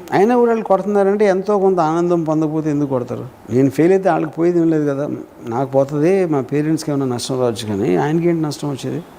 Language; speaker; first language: Telugu; native; Telugu